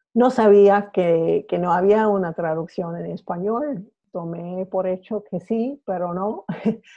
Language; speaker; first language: Spanish; non-native, fluent; English